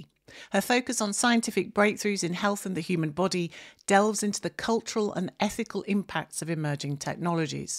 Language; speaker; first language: English; native; English